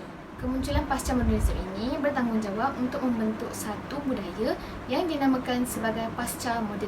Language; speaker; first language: Malay; native; Malay